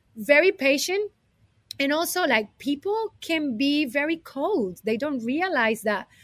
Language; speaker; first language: English; non-native, fluent; Spanish